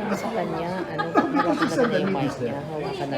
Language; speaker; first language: Filipino; native; Filipino